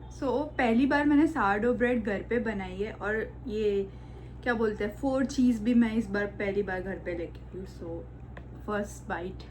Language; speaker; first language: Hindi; non-native, local second language; Gujarati